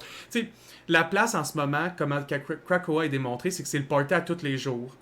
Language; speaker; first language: French; native; French